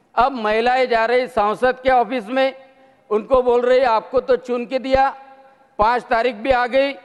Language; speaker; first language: Hindi; non-native, local second language; Marathi